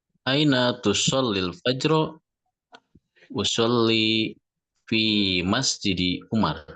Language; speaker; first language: Arabic; non-native, learner; Indonesian